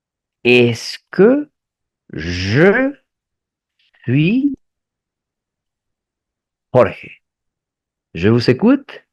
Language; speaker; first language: French; non-native, fluent; Spanish